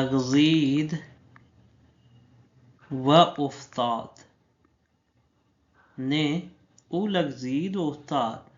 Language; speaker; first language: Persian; non-native, fluent; Urdu